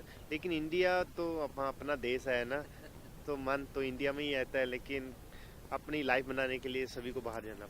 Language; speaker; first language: Hindi; non-native, local second language; Punjabi